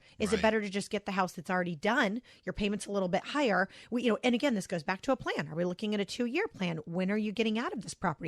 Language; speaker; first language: English; native; English